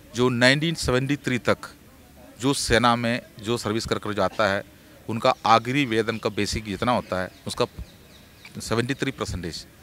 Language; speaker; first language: Hindi; non-native, local second language; Malayalam